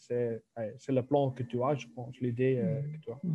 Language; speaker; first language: French; non-native, local second language; Dutch